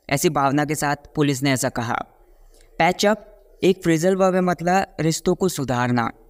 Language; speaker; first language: Hindi; native; Hindi